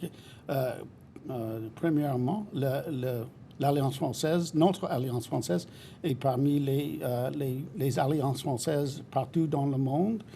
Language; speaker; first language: French; non-native, fluent; English